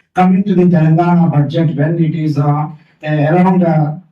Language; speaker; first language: English; non-native, local second language; Telugu